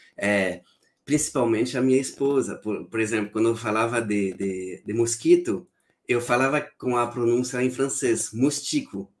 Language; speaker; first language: Portuguese; non-native, fluent; French